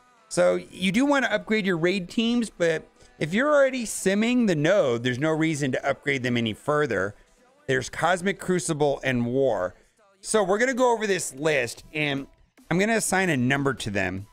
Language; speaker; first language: English; native; English